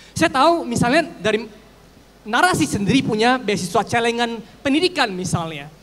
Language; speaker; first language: Indonesian; native; Indonesian